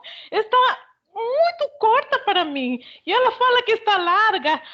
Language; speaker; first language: Portuguese; non-native, fluent; Spanish